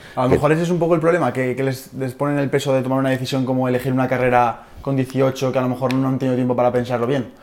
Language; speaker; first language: Spanish; native; Spanish